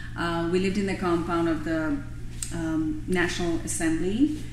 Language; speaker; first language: English; non-native, local second language; Bangla